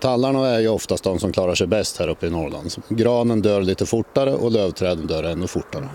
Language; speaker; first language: Swedish; native; Swedish